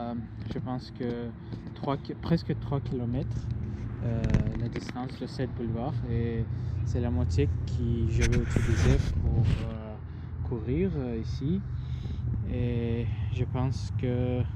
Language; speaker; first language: French; non-native, learner; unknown